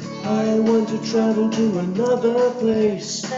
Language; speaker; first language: English; non-native, learner; Spanish